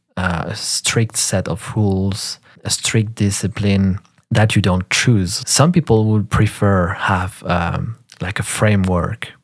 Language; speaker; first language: English; non-native, fluent; French